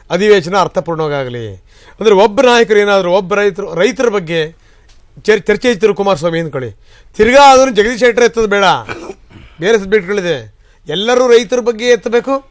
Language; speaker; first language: Kannada; native; Kannada